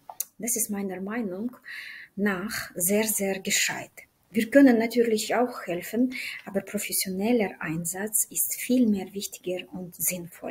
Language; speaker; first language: German; non-native, fluent; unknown